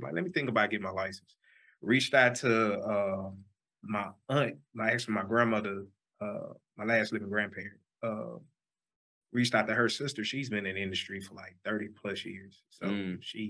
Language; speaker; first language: English; native; English